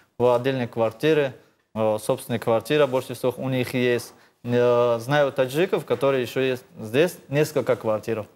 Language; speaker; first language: Russian; non-native, learner; Tajik